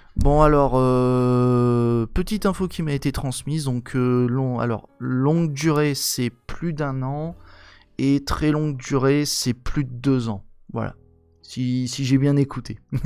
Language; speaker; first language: French; native; French